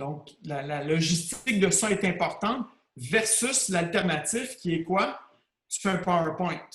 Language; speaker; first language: French; native; French